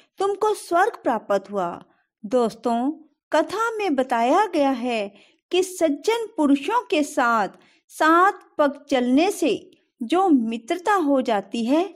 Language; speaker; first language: Hindi; native; Hindi